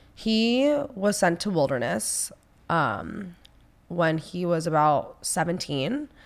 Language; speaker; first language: English; native; English